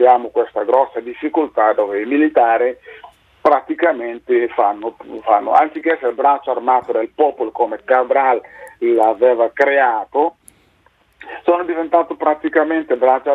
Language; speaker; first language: Italian; non-native, fluent; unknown